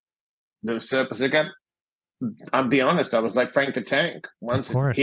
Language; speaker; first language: English; native; English